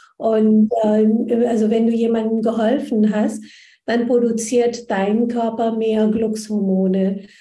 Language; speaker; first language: German; non-native, fluent; Hindi